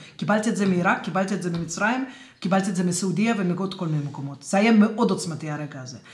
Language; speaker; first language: Hebrew; non-native, fluent; Russian